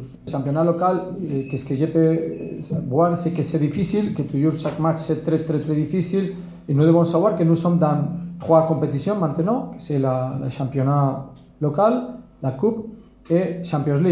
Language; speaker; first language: French; non-native, fluent; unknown